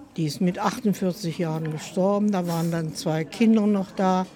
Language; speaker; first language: German; native; German